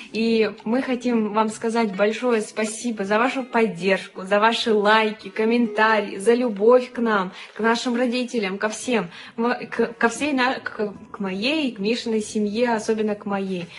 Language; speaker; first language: Russian; native; Russian